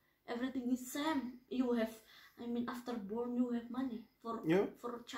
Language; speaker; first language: English; non-native, learner; Indonesian